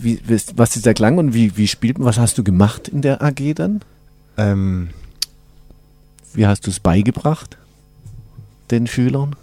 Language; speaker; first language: German; native; German